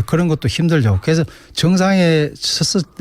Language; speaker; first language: Korean; native; Korean